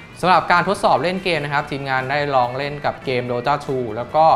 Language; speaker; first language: Thai; native; Thai